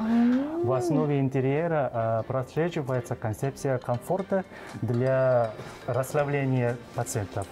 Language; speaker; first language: Russian; non-native, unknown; Korean